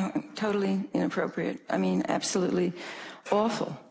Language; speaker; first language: English; native; English